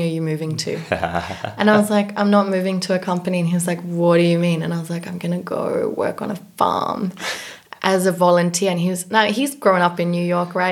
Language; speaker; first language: English; native; English